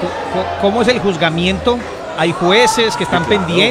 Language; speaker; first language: Spanish; native; Spanish